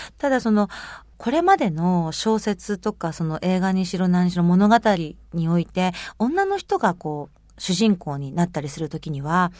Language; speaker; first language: Japanese; native; Japanese